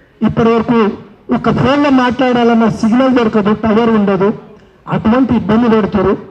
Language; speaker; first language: Telugu; non-native, local second language; Lambadi